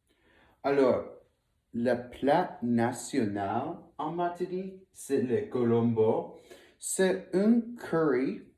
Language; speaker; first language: French; non-native, learner; English